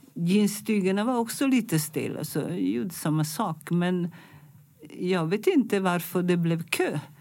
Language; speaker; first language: Swedish; non-native, fluent; Italian